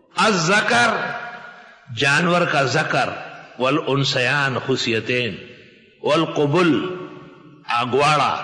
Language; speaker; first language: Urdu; non-native, local second language; Pashto